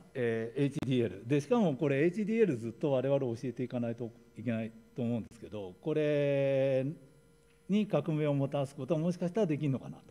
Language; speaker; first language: Japanese; native; Japanese